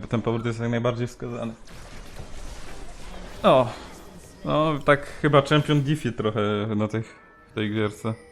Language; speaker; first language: Polish; native; Polish